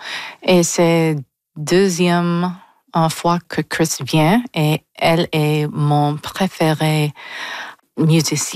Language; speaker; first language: French; non-native, local second language; English